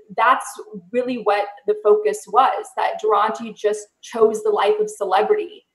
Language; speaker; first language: English; native; English